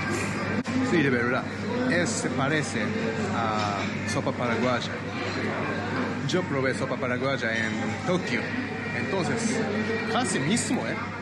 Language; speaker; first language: Spanish; non-native, fluent; Japanese